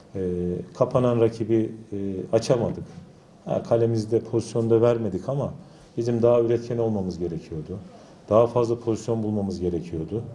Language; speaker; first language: Turkish; native; Turkish